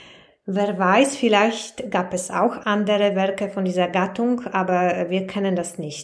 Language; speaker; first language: German; non-native, fluent; Polish